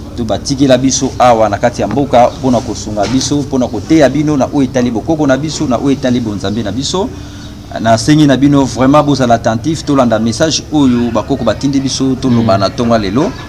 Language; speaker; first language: Lingala; non-native, local second language; Kongo